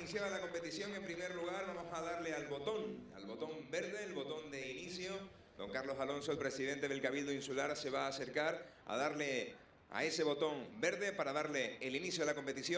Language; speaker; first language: Spanish; native; Spanish